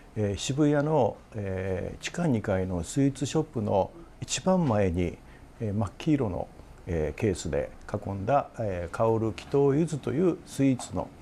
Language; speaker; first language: Japanese; native; Japanese